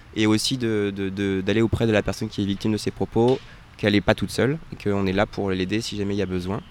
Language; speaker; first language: French; native; French